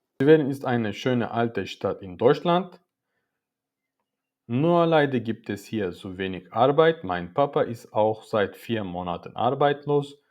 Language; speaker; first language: German; non-native, learner; Turkish